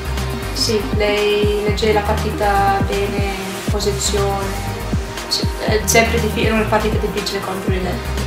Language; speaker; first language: Italian; non-native, learner; English